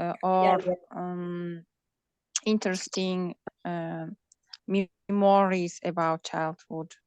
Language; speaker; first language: English; non-native, learner; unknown